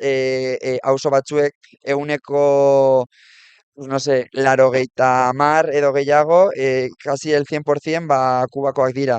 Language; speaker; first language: Basque; non-native, local second language; Spanish